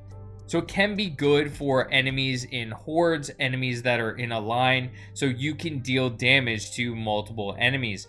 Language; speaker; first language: English; native; English